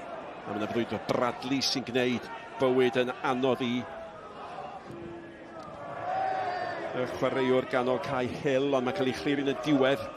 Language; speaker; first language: Welsh; native; Welsh